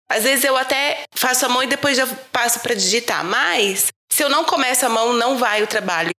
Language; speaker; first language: Portuguese; native; Portuguese